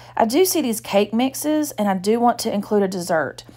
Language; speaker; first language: English; native; English